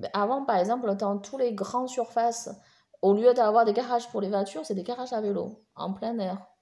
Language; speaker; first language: French; non-native, fluent; Chinese